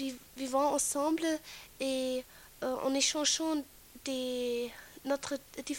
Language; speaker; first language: French; non-native, fluent; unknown